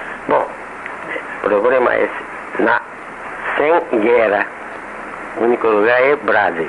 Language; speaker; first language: Portuguese; non-native, learner; Japanese